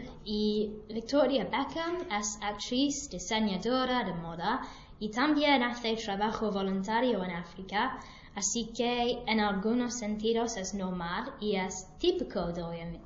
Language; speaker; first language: Spanish; non-native, learner; English